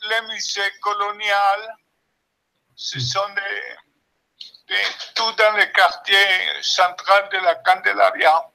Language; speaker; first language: French; non-native, fluent; Spanish